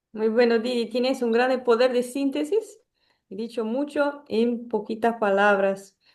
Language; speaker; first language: Spanish; non-native, fluent; Portuguese